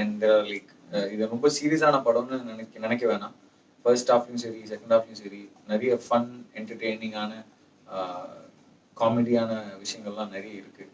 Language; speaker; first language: Tamil; native; Tamil